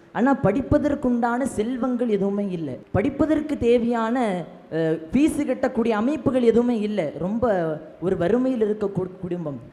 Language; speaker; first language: Tamil; non-native, local second language; Malayalam